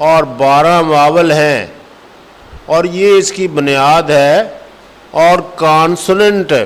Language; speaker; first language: Urdu; non-native, local second language; Punjabi